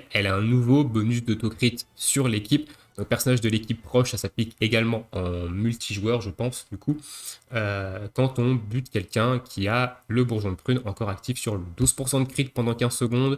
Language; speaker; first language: French; native; French